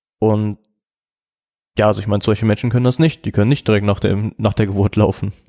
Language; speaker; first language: German; native; German